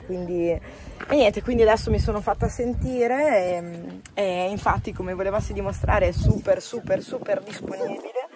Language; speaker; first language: Italian; native; Italian